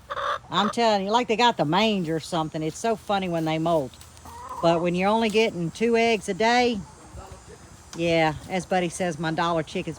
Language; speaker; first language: English; native; English